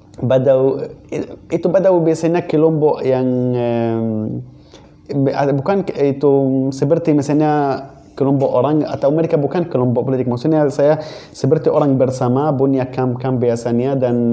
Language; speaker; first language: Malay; non-native, fluent; Arabic